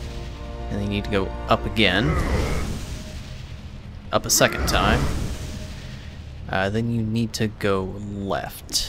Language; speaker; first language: English; native; English